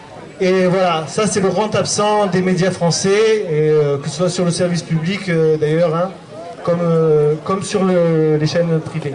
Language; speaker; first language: French; native; French